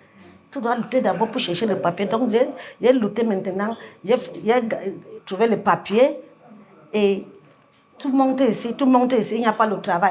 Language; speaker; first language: French; non-native, learner; English